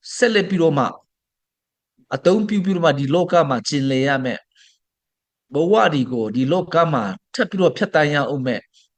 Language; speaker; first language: Burmese; non-native, local second language; Hakha Chin